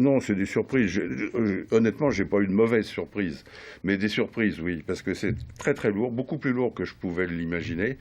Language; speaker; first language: French; native; French